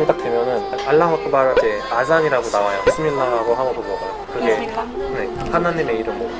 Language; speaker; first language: Korean; non-native, fluent; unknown